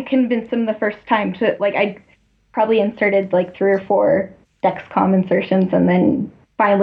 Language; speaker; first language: English; native; English